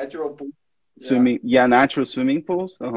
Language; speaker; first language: English; non-native, fluent; Portuguese